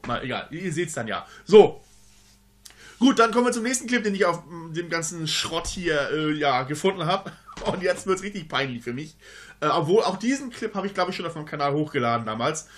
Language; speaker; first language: German; native; German